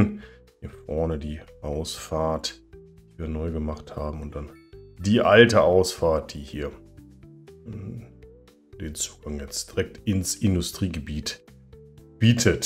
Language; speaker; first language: German; native; German